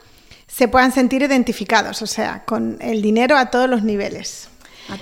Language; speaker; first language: Spanish; native; Spanish